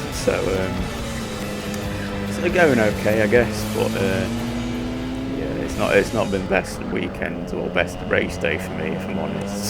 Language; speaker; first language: English; native; English